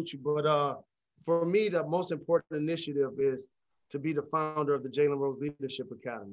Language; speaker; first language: English; native; English